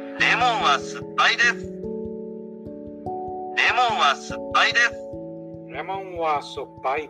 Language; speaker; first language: Japanese; non-native, learner; Spanish